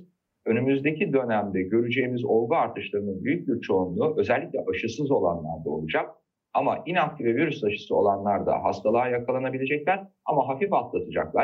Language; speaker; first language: Turkish; native; Turkish